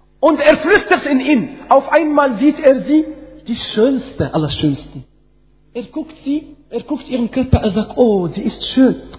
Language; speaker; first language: German; non-native, fluent; Arabic